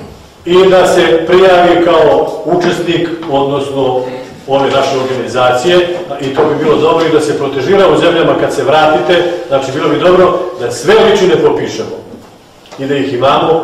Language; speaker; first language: Bosnian; native; Bosnian